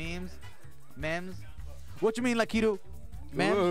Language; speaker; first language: English; native; English